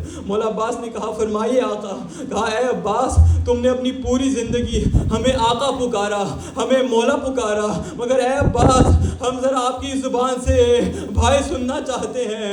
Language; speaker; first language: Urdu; early bilingual, heritage; Urdu